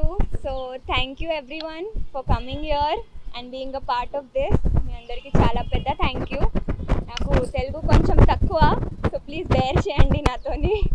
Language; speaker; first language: Telugu; early bilingual, heritage; Telugu